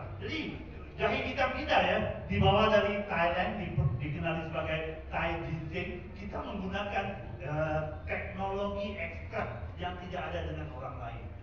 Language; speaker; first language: Indonesian; non-native, fluent; Tamil